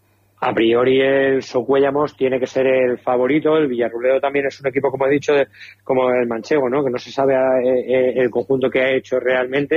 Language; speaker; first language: Spanish; native; Spanish